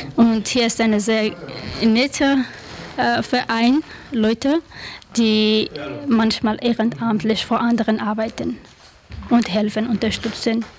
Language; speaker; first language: German; non-native, learner; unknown